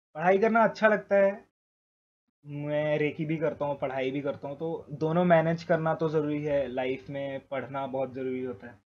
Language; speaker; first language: Hindi; native; Hindi